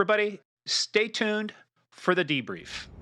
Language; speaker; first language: English; native; English